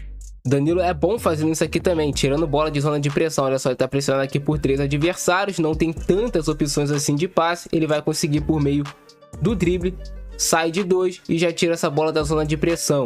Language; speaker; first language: Portuguese; native; Portuguese